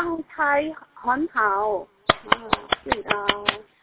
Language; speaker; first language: Chinese; non-native, learner; Korean